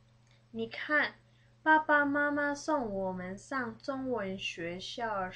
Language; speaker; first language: Chinese; early bilingual, heritage; Chinese